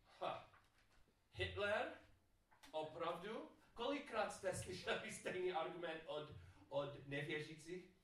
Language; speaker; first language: Czech; non-native, learner; English